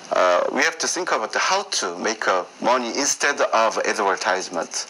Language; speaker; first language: English; non-native, learner; Korean